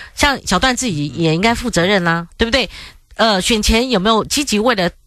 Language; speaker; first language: Chinese; native; Chinese